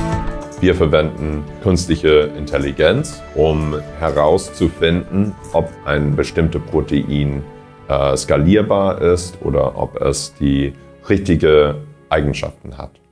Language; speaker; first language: German; non-native, fluent; English